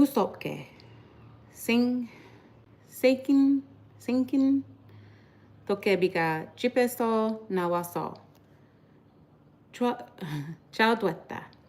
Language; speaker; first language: Korean; non-native, learner; English